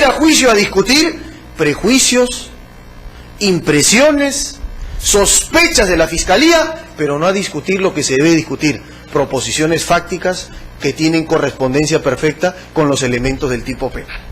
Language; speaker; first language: Spanish; native; Spanish